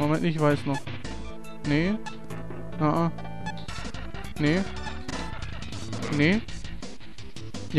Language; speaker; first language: German; native; German